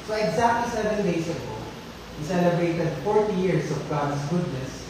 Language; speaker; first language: English; non-native, local second language; Filipino